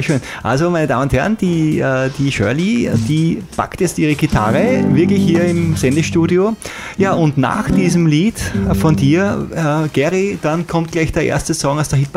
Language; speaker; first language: German; native; German